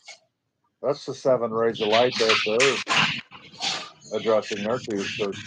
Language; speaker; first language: English; native; English